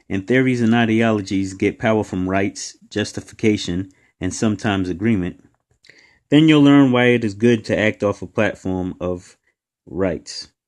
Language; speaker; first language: English; native; English